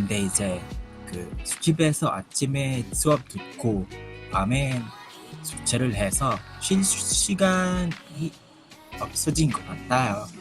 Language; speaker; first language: Korean; non-native, learner; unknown